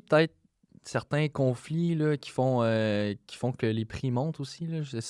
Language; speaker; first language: French; native; French